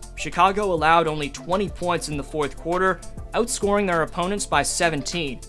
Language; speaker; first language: English; native; English